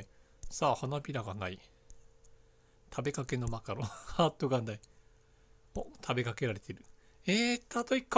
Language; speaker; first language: Japanese; native; Japanese